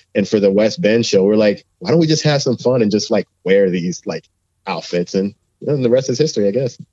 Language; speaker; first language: English; native; English